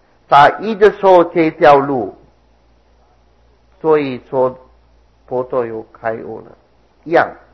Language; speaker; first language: Chinese; non-native, fluent; Sinhala